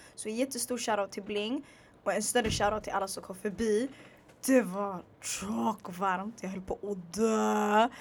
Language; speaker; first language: Swedish; native; Swedish